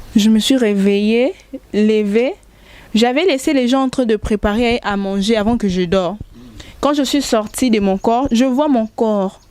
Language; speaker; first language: French; non-native, local second language; Lingala